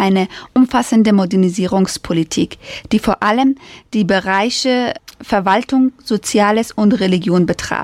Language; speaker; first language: German; non-native, fluent; Persian